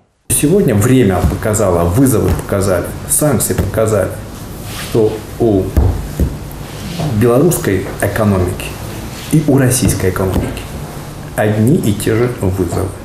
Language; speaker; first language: Russian; native; Russian